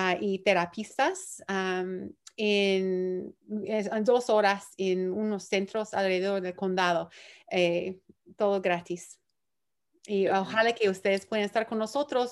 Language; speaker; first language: Spanish; early bilingual, heritage; Spanish